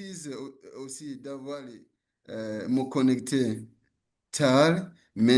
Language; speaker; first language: French; non-native, local second language; Rundi